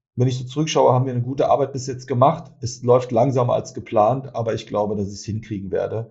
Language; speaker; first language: German; early bilingual, other home language; Turkish